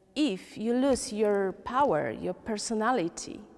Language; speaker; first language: English; non-native, learner; Polish